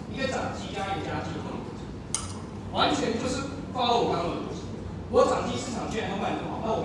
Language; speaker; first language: Chinese; native; Chinese